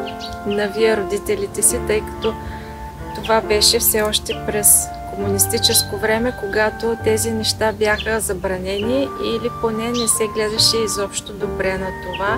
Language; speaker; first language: Bulgarian; native; Bulgarian